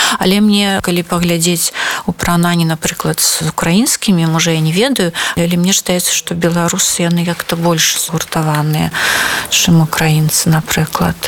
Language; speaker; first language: Belarusian; non-native, local second language; Russian